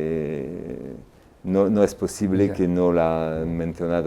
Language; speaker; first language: Spanish; non-native, fluent; French